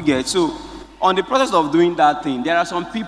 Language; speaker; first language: English; non-native, local second language; Igbo